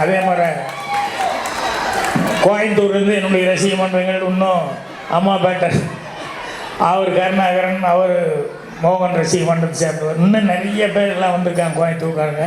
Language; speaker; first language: Tamil; native; Tamil